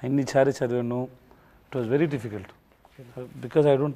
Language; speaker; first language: Telugu; non-native, learner; Tamil